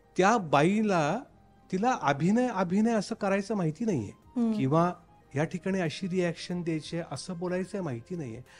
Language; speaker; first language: Marathi; native; Marathi